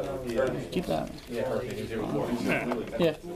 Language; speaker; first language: English; native; English